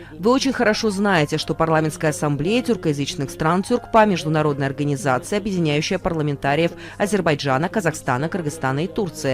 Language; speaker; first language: Russian; native; Russian